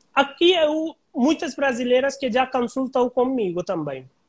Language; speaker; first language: Portuguese; non-native, learner; Hindi